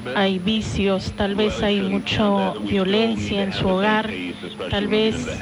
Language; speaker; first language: Spanish; native; Spanish